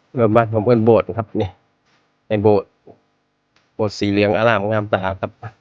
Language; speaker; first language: Thai; native; Thai